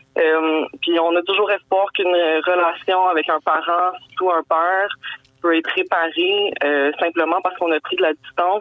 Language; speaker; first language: French; native; French